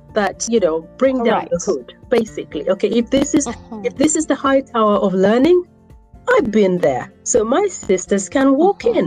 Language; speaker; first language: English; non-native, local second language; Acoli